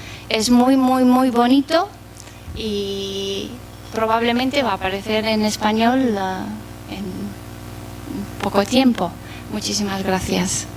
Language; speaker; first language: Spanish; non-native, fluent; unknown